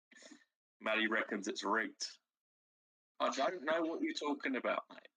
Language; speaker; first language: English; native; English